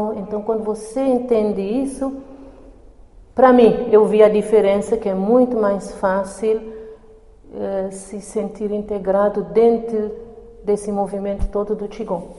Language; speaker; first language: Portuguese; non-native, local second language; Kabuverdianu